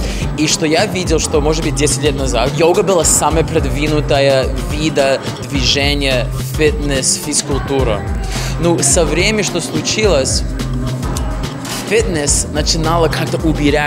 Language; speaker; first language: Russian; non-native, learner; English